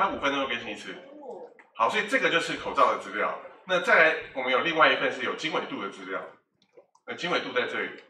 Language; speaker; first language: Chinese; native; Chinese